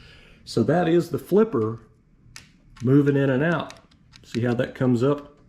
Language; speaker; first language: English; native; English